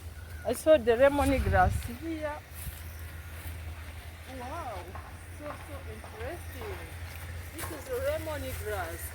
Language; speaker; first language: English; non-native, local second language; Kinyarwanda